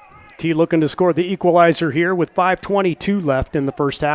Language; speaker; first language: English; native; English